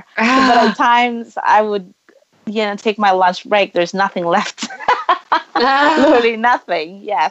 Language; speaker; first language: English; non-native, local second language; Cebuano